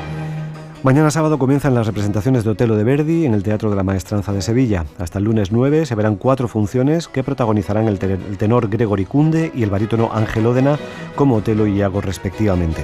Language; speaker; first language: Spanish; native; Spanish